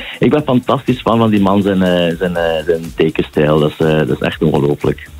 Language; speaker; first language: Dutch; native; Dutch